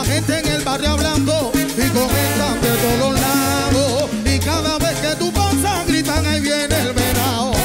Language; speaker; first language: Spanish; native; Spanish